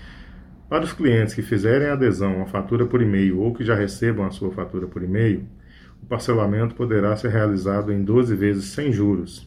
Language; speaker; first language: Portuguese; native; Portuguese